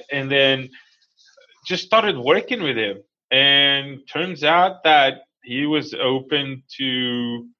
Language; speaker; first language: English; non-native, fluent; Hebrew